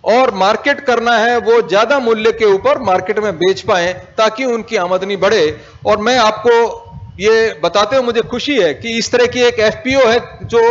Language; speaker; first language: Hindi; native; Hindi